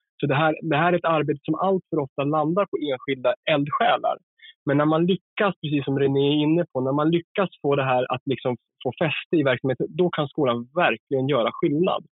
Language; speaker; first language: Swedish; native; Swedish